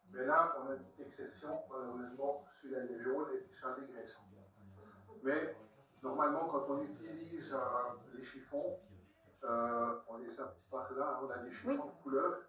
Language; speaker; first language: French; native; French